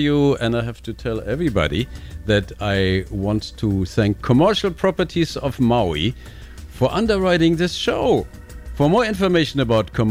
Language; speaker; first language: English; non-native, fluent; German